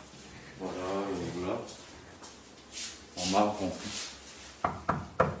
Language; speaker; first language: French; native; French